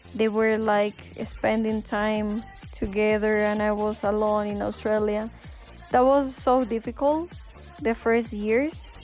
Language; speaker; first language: English; non-native, fluent; Spanish